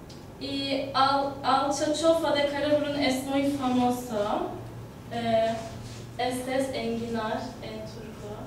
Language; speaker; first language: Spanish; non-native, learner; Turkish